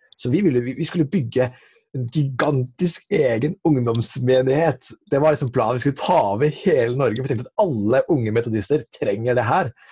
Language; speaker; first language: Norwegian; native; Norwegian